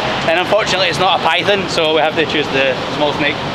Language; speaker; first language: English; native; English